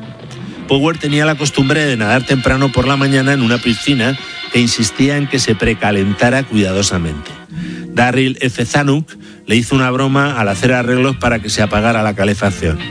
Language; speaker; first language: Spanish; native; Spanish